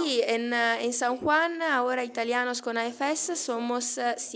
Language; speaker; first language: Spanish; non-native, learner; Italian